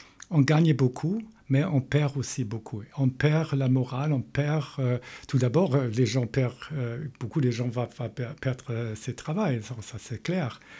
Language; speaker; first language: French; non-native, fluent; German